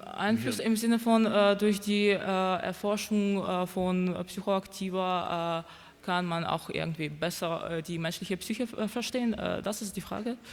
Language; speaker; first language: German; non-native, fluent; Russian